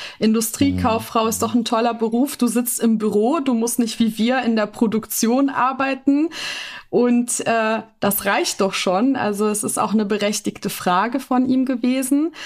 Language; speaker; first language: German; native; German